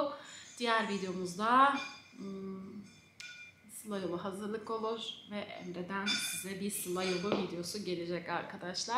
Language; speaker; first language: Turkish; native; Turkish